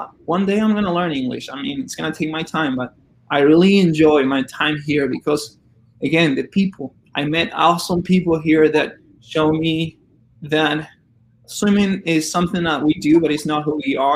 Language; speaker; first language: English; non-native, fluent; Spanish